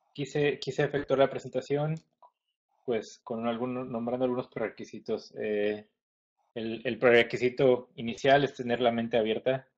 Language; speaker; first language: Spanish; native; Spanish